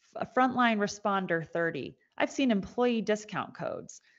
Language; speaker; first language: English; native; English